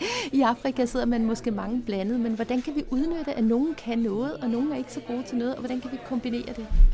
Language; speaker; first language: Danish; native; Danish